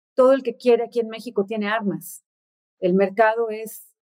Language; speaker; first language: Spanish; native; Spanish